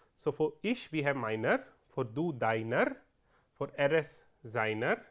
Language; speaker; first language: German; non-native, fluent; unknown